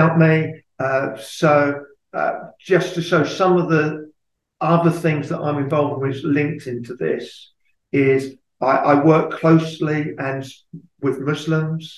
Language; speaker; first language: English; native; English